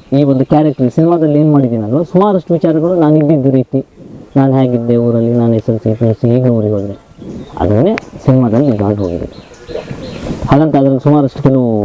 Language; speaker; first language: Kannada; native; Kannada